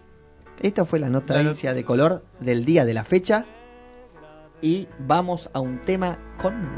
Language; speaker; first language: Spanish; native; Spanish